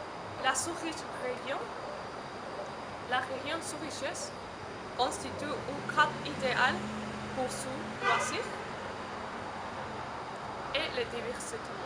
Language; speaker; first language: French; non-native, learner; Spanish